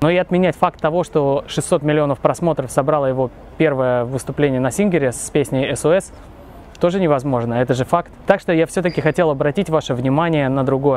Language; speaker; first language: Russian; native; Russian